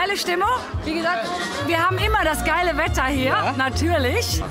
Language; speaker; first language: German; native; German